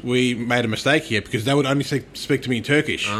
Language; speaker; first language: English; non-native, local second language; Turkish